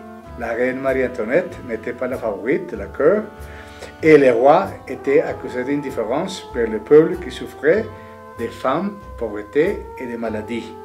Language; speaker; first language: French; non-native, learner; Spanish